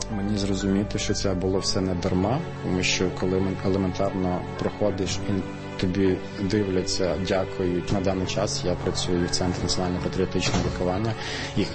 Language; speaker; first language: Ukrainian; native; Ukrainian